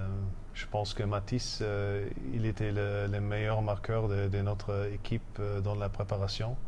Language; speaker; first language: French; non-native, fluent; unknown